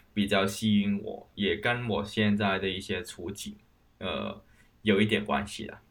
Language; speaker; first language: Chinese; non-native, local second language; Cantonese